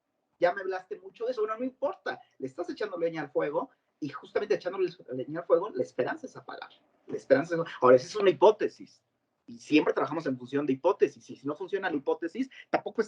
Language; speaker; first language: Spanish; native; Spanish